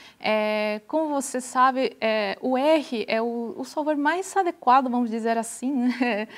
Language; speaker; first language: Portuguese; non-native, fluent; Spanish